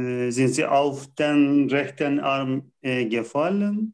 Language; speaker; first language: German; non-native, learner; Turkish